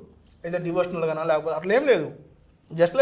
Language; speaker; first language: Telugu; native; Telugu